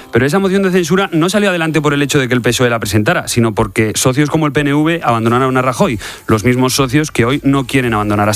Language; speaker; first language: Spanish; native; Spanish